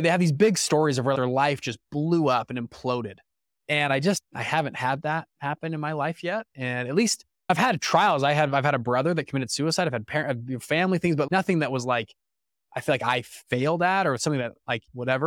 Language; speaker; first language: English; native; English